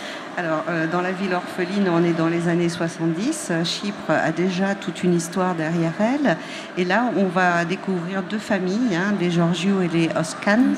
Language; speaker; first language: French; native; French